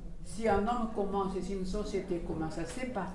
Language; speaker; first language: French; non-native, fluent; Portuguese